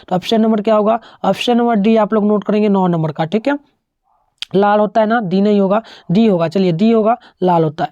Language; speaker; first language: Hindi; native; Hindi